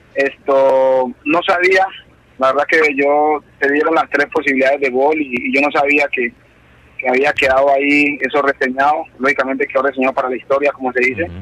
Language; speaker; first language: Spanish; native; Spanish